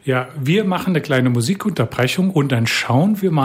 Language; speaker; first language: German; native; German